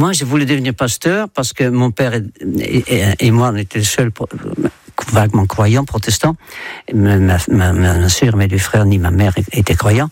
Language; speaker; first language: French; non-native, fluent; Dutch